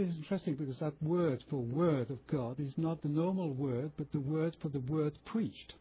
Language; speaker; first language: English; non-native, fluent; French